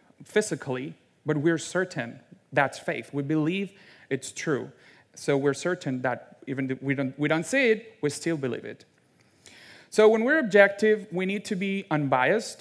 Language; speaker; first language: English; non-native, fluent; Spanish